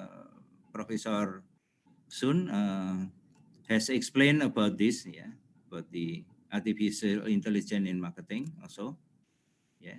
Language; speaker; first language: English; non-native, fluent; Indonesian